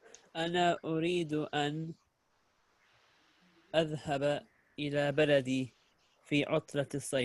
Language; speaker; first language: Arabic; non-native, learner; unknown